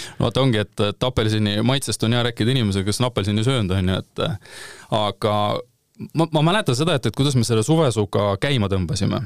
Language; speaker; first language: Estonian; native; Estonian